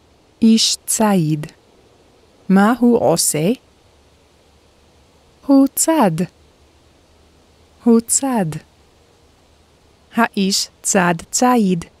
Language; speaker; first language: Hebrew; non-native, fluent; Korean